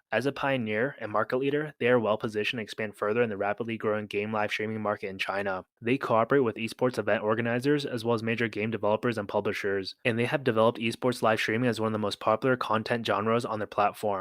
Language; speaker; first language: English; native; English